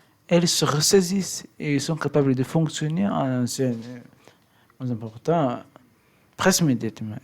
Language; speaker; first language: French; non-native, learner; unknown